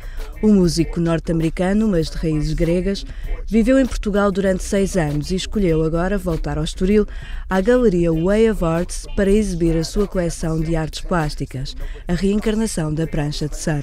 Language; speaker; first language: Portuguese; native; Portuguese